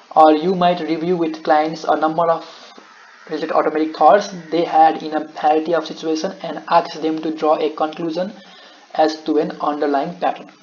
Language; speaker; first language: English; non-native, local second language; Nepali